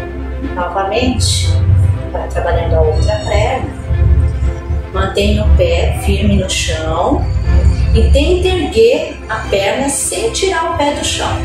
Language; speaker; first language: Portuguese; native; Portuguese